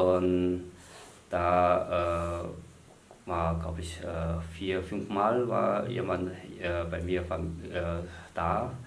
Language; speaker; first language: German; non-native, fluent; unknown